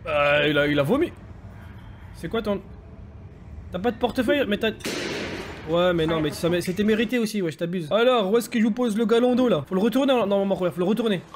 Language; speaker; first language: French; native; French